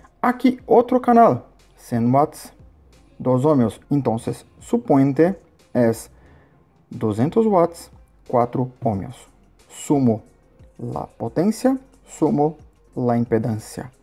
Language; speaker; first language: Spanish; non-native, learner; Portuguese